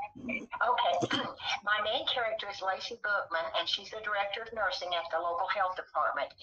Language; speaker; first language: English; native; English